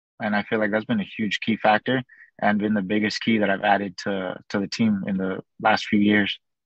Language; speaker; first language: English; early bilingual, other home language; Spanish